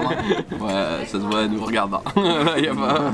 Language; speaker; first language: French; native; French